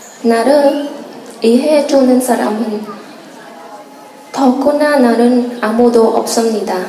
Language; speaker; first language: Korean; non-native, learner; Khmer